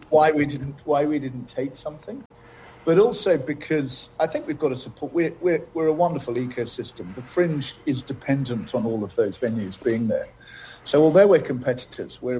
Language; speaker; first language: English; native; English